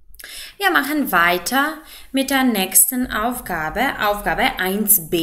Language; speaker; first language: German; non-native, fluent; Macedonian